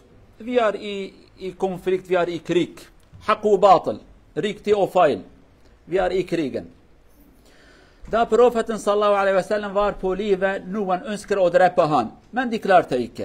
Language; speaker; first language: Norwegian; non-native, fluent; Kurdish